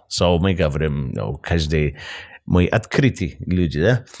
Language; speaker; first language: Russian; non-native, learner; English